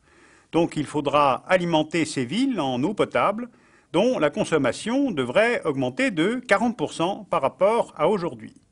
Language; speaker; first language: French; native; French